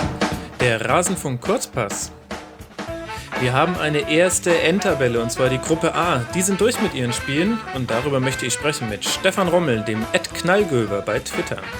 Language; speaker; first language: German; native; German